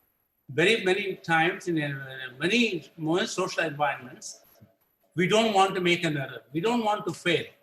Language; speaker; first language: English; non-native, local second language; Tamil